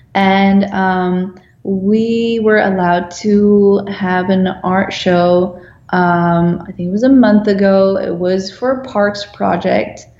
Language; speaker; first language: English; non-native, fluent; Dutch